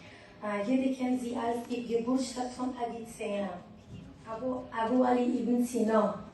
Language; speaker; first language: German; non-native, learner; Tajik